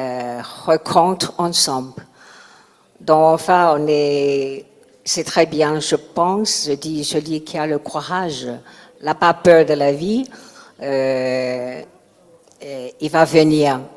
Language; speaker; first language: French; non-native, learner; Chinese